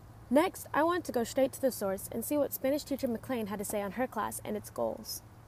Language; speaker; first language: English; native; English